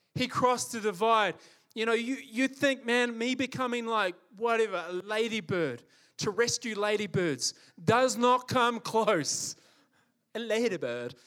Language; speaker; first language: English; native; English